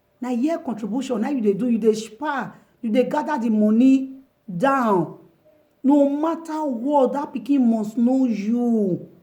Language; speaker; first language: Nigerian Pidgin; non-native, local second language; Bini